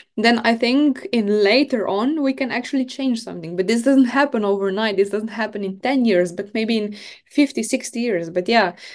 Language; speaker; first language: English; non-native, fluent; Slovenian